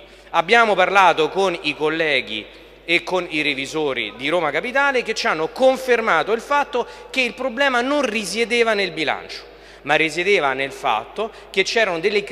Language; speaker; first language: Italian; native; Italian